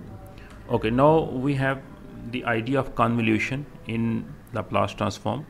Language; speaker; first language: English; non-native, local second language; Urdu